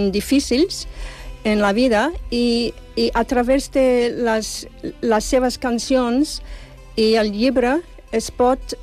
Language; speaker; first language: Catalan; non-native, fluent; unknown